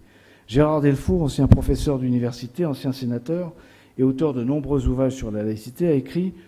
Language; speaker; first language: French; native; French